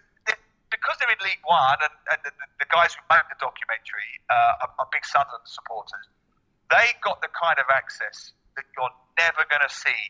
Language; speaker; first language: English; native; English